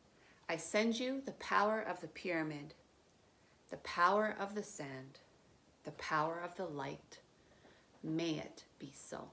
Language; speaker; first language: English; native; English